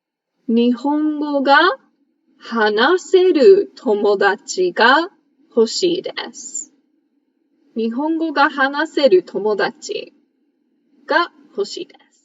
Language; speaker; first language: Japanese; non-native, fluent; English